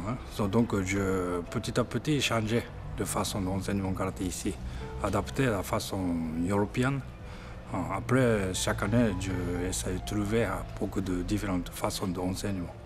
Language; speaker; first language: French; non-native, learner; Japanese